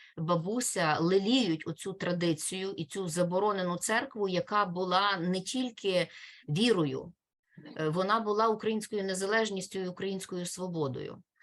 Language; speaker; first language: Ukrainian; native; Ukrainian